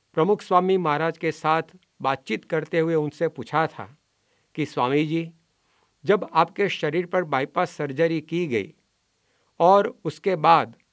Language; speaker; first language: Hindi; non-native, local second language; Gujarati